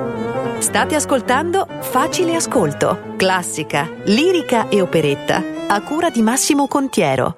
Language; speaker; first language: Italian; native; Italian